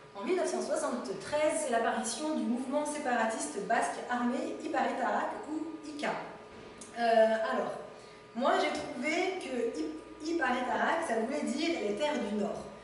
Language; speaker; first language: French; native; French